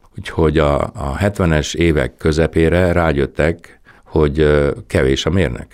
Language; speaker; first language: Hungarian; native; Hungarian